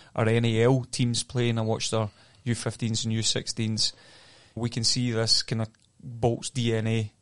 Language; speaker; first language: English; native; English